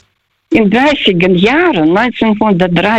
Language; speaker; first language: German; non-native, fluent; Russian